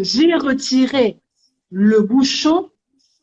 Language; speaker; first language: French; native; French